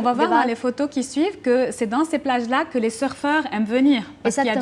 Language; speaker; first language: French; non-native, local second language; Arabic